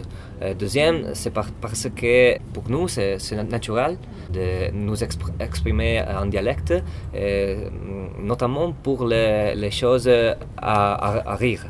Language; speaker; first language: French; non-native, learner; Italian